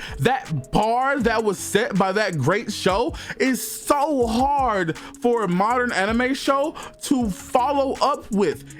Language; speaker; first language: English; native; English